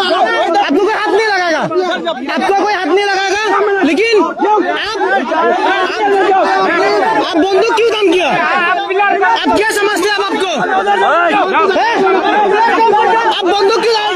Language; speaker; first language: Hindi; non-native, learner; Bangla